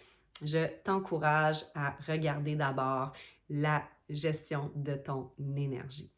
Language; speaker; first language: French; native; French